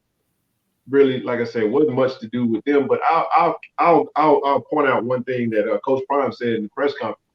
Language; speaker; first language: English; native; English